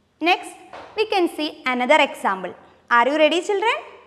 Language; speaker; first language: English; non-native, local second language; Malayalam